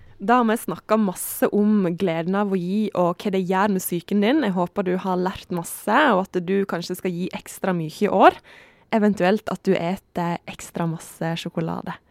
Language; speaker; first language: Norwegian; native; Norwegian